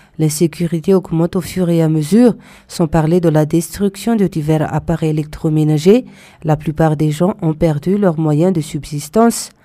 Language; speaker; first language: French; non-native, local second language; Malagasy